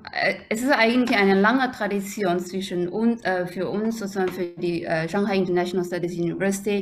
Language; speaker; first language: German; non-native, fluent; Chinese